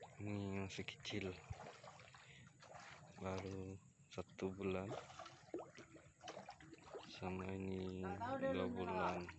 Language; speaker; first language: Indonesian; non-native, fluent; Bangla